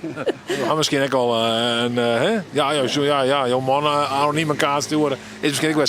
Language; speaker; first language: Dutch; non-native, local second language; Western Frisian